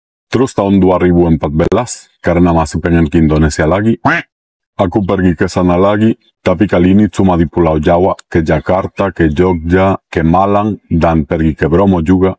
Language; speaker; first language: Indonesian; non-native, fluent; Spanish